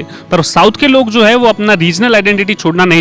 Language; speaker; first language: Hindi; native; Hindi